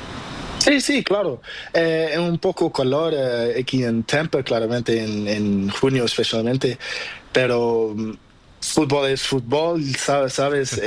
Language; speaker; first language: Spanish; non-native, learner; Portuguese